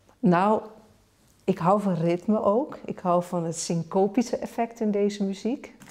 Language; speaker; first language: Dutch; non-native, local second language; Papiamento